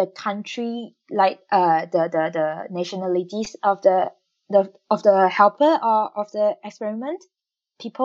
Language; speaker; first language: English; non-native, local second language; Chinese